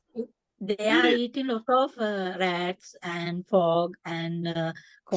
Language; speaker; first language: English; non-native, learner; Sinhala